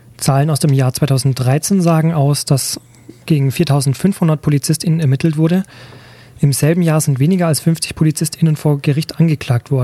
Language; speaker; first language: German; native; German